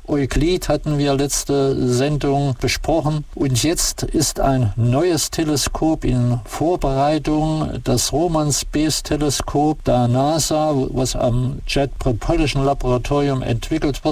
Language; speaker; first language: German; native; German